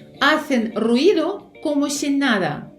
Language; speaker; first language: Spanish; non-native, fluent; Ukrainian